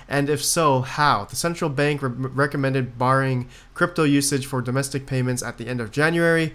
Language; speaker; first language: English; native; English